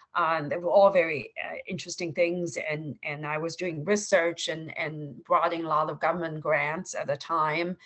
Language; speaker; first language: English; non-native, fluent; Chinese